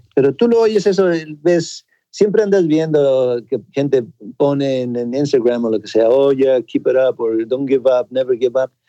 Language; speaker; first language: Spanish; native; Spanish